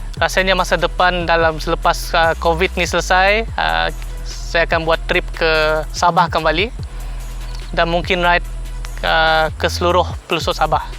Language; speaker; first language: Malay; non-native, local second language; Iban